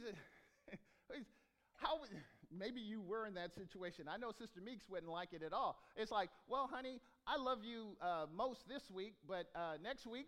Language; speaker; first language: English; native; English